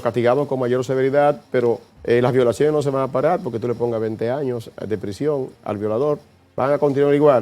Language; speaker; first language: Spanish; native; Spanish